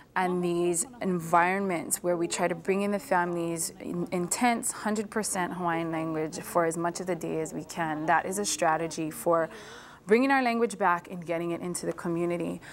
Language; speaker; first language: English; native; English